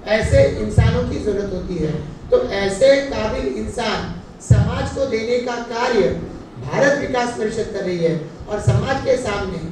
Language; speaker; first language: Hindi; non-native, local second language; Marathi